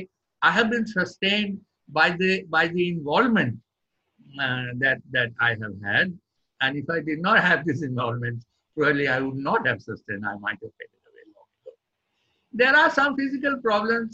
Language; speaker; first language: English; non-native, local second language; Bangla